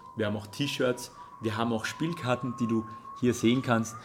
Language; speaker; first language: German; non-native, fluent; Russian